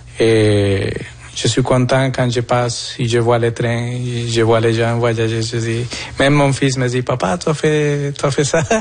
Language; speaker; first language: French; non-native, fluent; Spanish